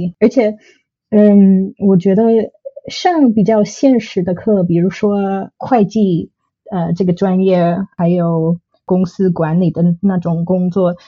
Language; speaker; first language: Chinese; non-native, fluent; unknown